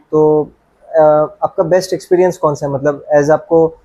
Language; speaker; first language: Hindi; non-native, local second language; Bangla